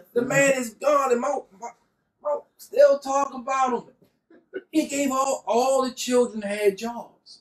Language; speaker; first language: English; native; English